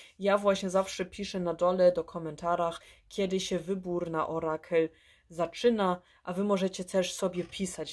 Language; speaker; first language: Polish; early bilingual, heritage; Polish